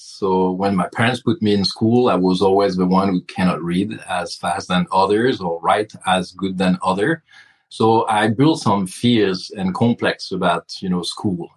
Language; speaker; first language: English; non-native, fluent; French